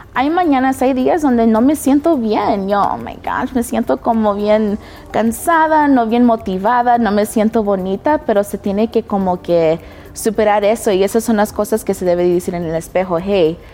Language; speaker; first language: Spanish; early bilingual, heritage; Spanish